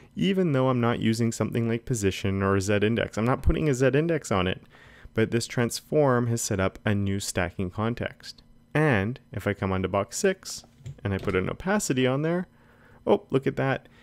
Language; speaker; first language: English; native; English